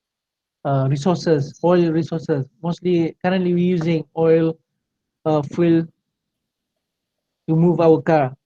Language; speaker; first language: English; non-native, local second language; Malay